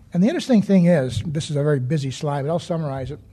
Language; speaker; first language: English; native; English